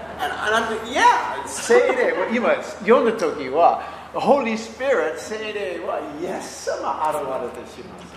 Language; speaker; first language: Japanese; non-native, learner; English